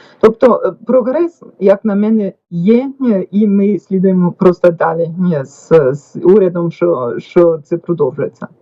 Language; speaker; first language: Ukrainian; non-native, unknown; German